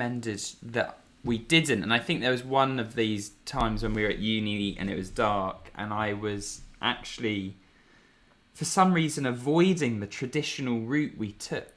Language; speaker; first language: English; native; English